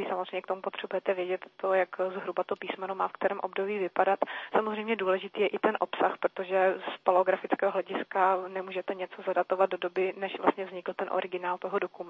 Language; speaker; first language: Czech; native; Czech